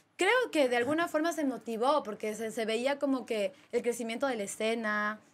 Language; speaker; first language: Spanish; native; Spanish